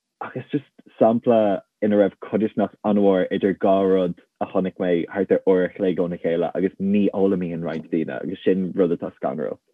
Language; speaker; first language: Irish; non-native, local second language; English